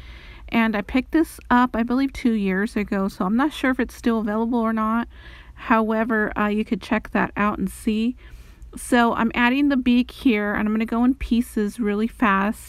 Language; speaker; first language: English; native; English